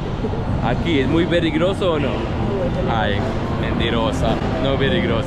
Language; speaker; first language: Spanish; non-native, learner; English